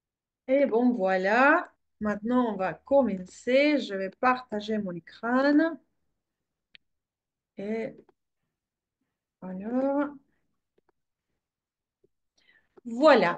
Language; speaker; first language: French; non-native, fluent; Spanish